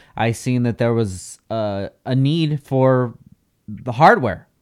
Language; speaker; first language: English; native; English